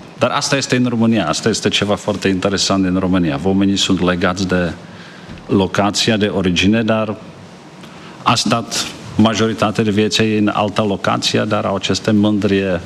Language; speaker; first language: Romanian; non-native, fluent; Czech